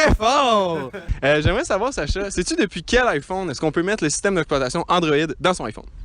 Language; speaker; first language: French; native; French